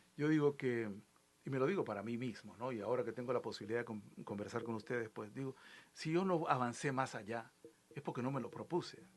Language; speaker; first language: Spanish; native; Spanish